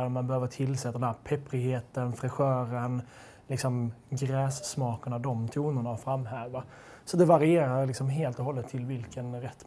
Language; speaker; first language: Swedish; native; Swedish